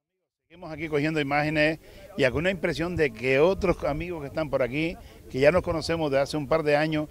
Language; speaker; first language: Spanish; native; Spanish